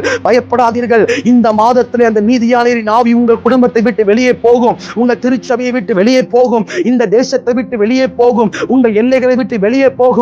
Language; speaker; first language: Tamil; native; Tamil